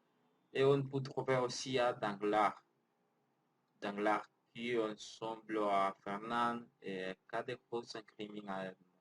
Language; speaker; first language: French; non-native, learner; Spanish